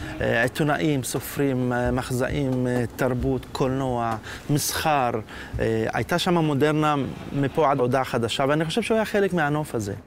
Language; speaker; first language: Hebrew; non-native, local second language; Arabic